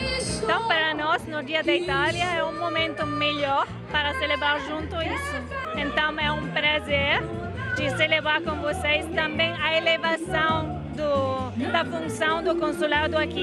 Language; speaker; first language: Portuguese; non-native, fluent; Italian